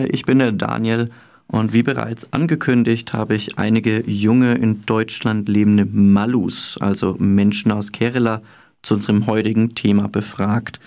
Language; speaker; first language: German; native; German